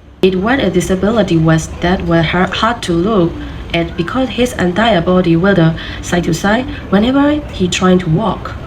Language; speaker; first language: English; non-native, learner; Burmese